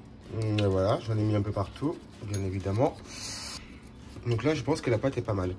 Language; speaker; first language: French; native; French